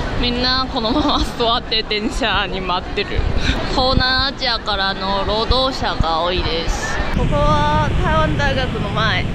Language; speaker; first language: Japanese; non-native, fluent; Chinese